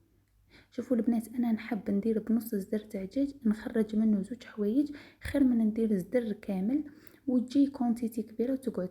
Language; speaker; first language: Arabic; native; Arabic